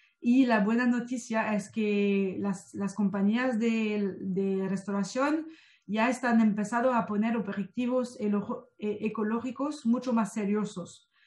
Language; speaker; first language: Spanish; non-native, fluent; French